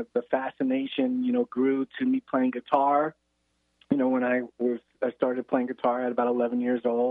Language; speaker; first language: English; native; English